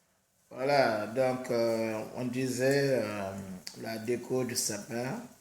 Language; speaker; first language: French; native; French